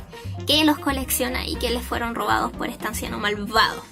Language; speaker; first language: Spanish; native; Spanish